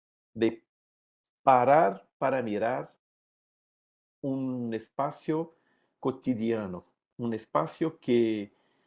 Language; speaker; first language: Spanish; non-native, learner; Portuguese